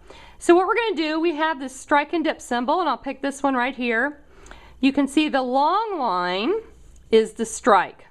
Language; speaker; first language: English; native; English